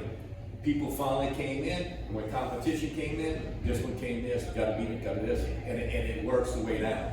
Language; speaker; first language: English; native; English